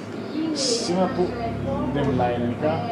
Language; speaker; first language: Greek; early bilingual, heritage; English